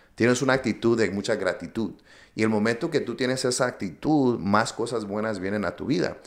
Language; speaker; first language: Spanish; early bilingual, heritage; Spanish